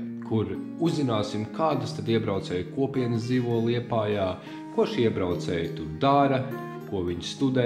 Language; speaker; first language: Latvian; native; Latvian